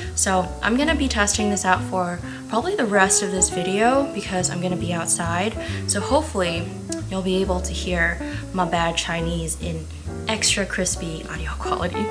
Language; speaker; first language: English; early bilingual, other home language; Chinese